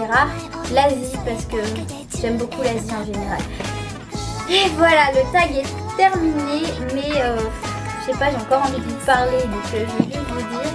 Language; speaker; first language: French; native; French